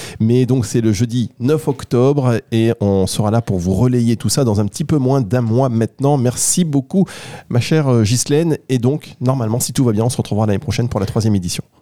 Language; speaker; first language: French; native; French